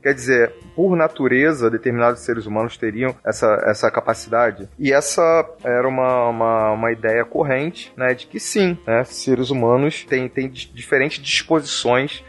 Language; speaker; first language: Portuguese; native; Portuguese